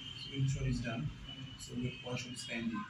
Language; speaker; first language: English; non-native, learner; Bangla